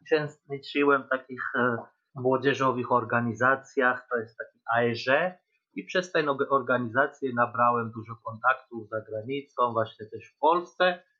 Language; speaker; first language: Polish; non-native, fluent; Georgian